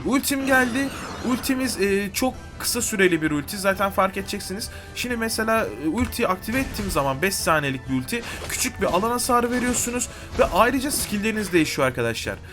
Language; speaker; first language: Turkish; native; Turkish